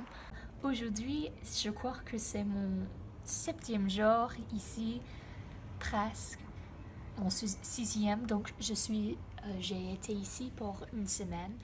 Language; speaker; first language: French; non-native, learner; English